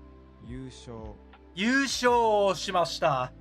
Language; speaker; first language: Japanese; non-native, learner; English